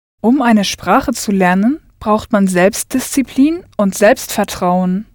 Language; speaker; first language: German; non-native, learner; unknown